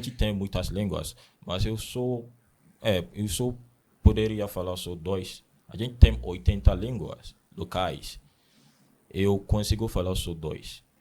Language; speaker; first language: Portuguese; non-native, learner; Akan